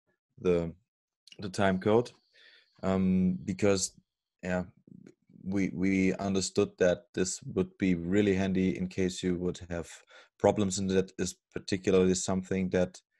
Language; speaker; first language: English; non-native, fluent; German